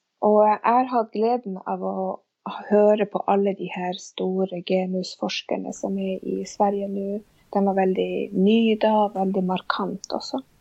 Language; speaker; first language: Swedish; non-native, fluent; Northern Sami